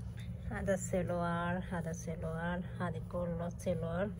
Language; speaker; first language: Arabic; non-native, learner; Bangla